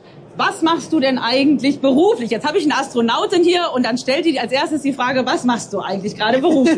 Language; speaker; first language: German; native; German